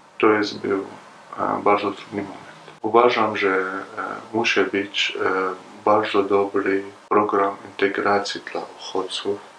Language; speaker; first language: Polish; non-native, learner; Arabic